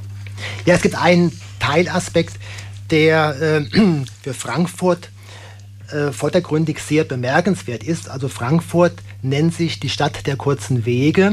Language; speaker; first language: German; native; German